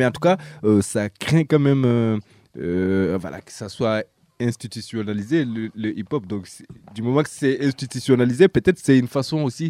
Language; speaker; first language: French; native; French